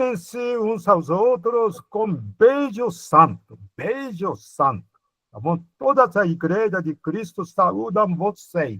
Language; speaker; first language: Portuguese; non-native, fluent; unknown